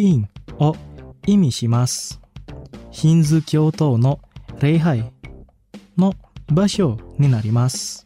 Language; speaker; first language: Japanese; non-native, fluent; Indonesian